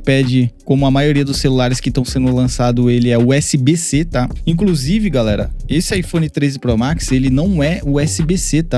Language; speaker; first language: Portuguese; native; Portuguese